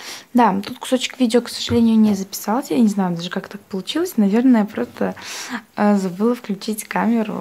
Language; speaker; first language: Russian; native; Russian